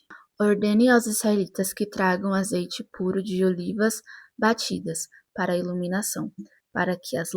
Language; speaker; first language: Portuguese; native; Portuguese